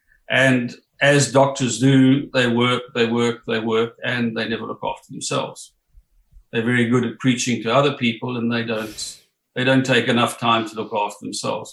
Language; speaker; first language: English; native; English